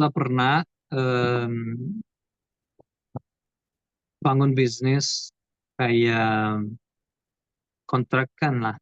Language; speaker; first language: Indonesian; non-native, learner; Portuguese